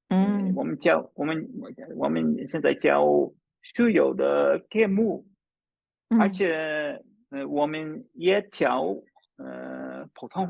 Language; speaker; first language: Chinese; non-native, fluent; English